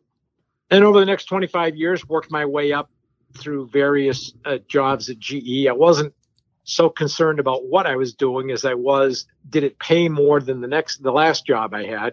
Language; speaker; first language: English; early bilingual, other home language; French